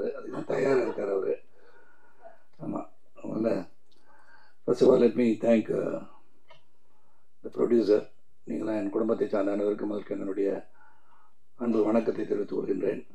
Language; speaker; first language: Tamil; native; Tamil